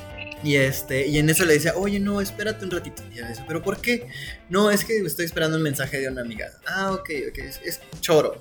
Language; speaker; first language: Spanish; native; Spanish